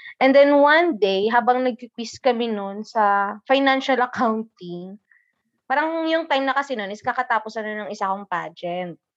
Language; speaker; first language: Filipino; non-native, local second language; Hiligaynon